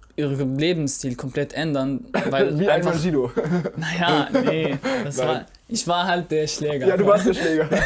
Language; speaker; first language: German; non-native, fluent; Arabic